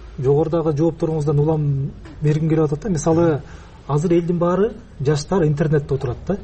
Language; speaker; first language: Kyrgyz; native; Kyrgyz